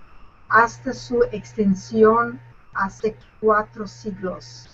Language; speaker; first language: Spanish; non-native, learner; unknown